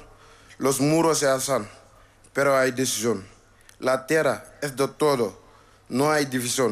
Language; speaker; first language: Spanish; non-native, learner; Wolof